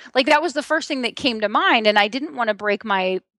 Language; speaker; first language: English; native; English